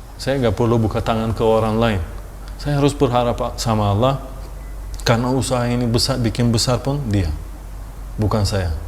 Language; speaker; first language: Indonesian; non-native, fluent; Turkish